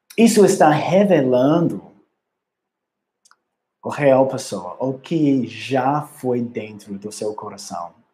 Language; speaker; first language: Portuguese; non-native, learner; English